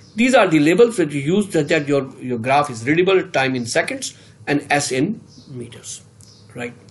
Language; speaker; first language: English; non-native, local second language; Urdu